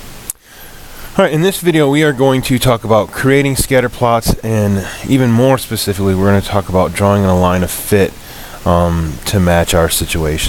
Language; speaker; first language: English; native; English